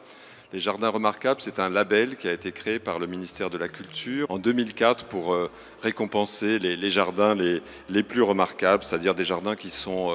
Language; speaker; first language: French; native; French